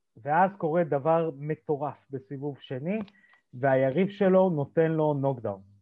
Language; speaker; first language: Hebrew; early bilingual, other home language; Russian